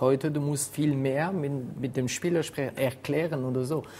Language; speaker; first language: German; non-native, fluent; French